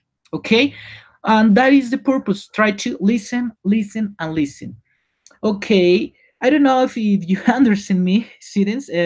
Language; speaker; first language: English; non-native, learner; Spanish